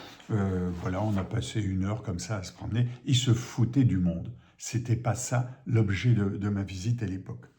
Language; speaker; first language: French; native; French